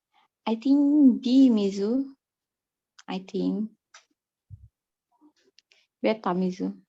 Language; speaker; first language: English; non-native, learner; Indonesian